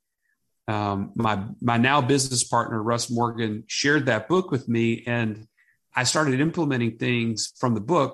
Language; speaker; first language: English; native; English